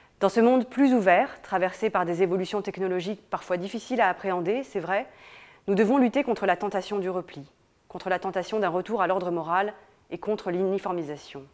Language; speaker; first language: French; native; French